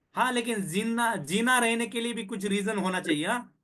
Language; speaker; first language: Hindi; non-native, local second language; Marathi